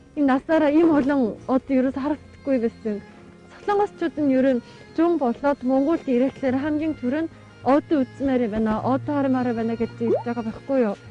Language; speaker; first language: Mongolian; non-native, fluent; Korean